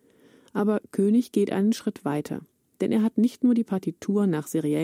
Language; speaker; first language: German; native; German